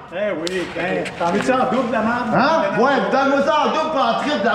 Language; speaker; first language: French; native; French